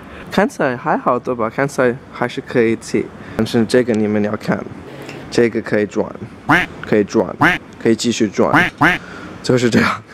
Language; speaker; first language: Chinese; non-native, fluent; Hindi